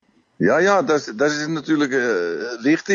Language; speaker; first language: German; non-native, learner; Dutch